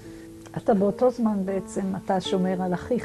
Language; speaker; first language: Hebrew; native; Hebrew